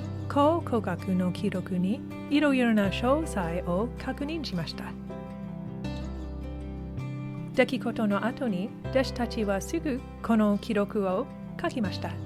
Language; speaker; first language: Japanese; non-native, learner; English